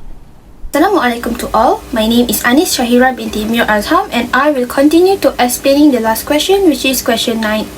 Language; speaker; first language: English; non-native, local second language; Malay